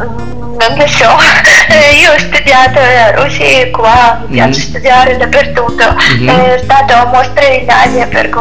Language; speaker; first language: Italian; non-native, learner; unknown